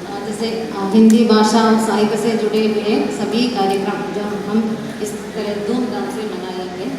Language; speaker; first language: Hindi; non-native, local second language; Malayalam